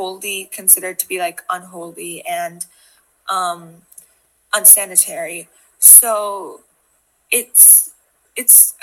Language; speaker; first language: English; non-native, local second language; Hindi